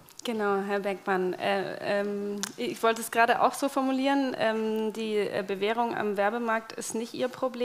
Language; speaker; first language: German; native; German